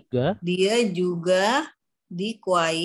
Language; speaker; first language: Indonesian; native; Indonesian